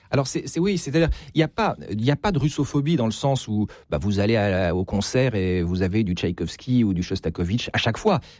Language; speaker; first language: French; native; French